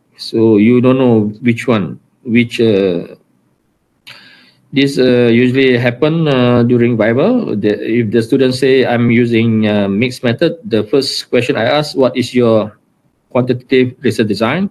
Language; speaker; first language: English; non-native, local second language; Malay